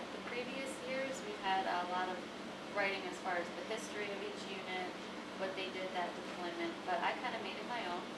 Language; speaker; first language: English; native; English